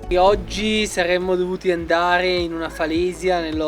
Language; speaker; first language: Italian; native; Italian